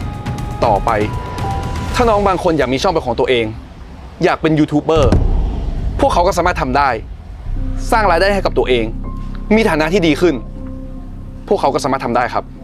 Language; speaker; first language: Thai; native; Thai